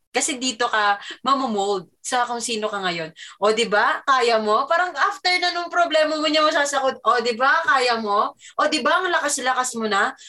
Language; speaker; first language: Filipino; native; Filipino